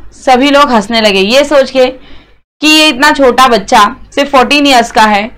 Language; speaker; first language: Hindi; non-native, local second language; Marathi